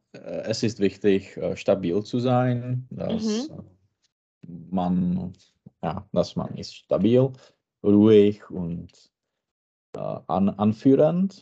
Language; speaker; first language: German; non-native, learner; Czech